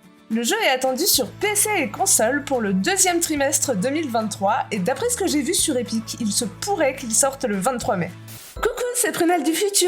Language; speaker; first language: French; native; French